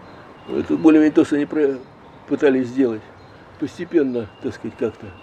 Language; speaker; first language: Russian; native; Russian